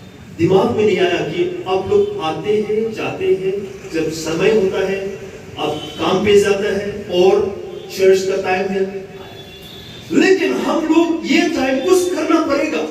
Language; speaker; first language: Hindi; non-native, local second language; Bodo